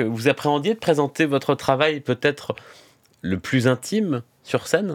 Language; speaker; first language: French; native; French